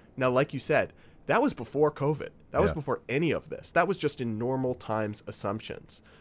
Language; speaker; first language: English; native; English